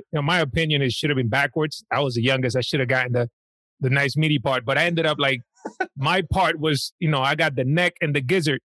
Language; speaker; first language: English; early bilingual, other home language; Spanish